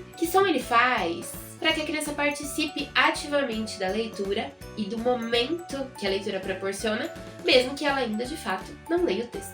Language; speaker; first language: Portuguese; native; Portuguese